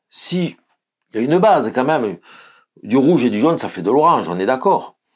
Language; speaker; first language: French; native; French